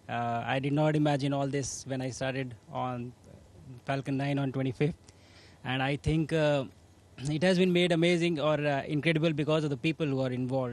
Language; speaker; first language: English; non-native, local second language; Hindi